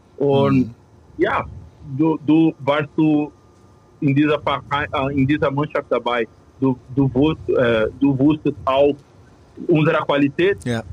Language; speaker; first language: German; non-native, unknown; Portuguese